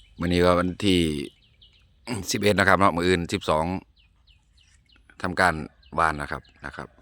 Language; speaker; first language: Thai; non-native, local second language; Lao